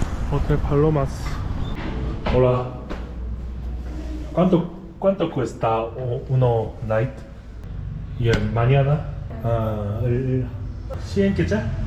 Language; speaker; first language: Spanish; non-native, learner; Korean